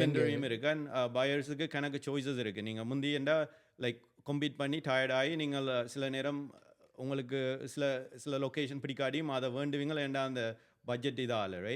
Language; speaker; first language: Tamil; early bilingual, other home language; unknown